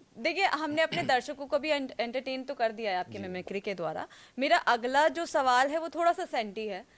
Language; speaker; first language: Hindi; native; Hindi